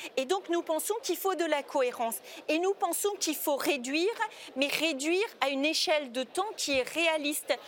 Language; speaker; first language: French; native; French